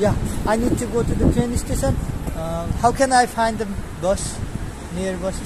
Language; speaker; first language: English; non-native, learner; Nepali